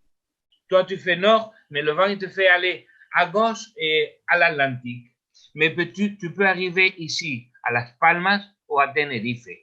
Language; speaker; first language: French; non-native, learner; Spanish